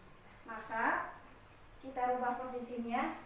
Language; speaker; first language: Indonesian; native; Indonesian